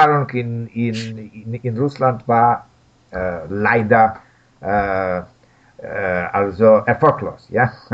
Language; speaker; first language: German; non-native, fluent; Russian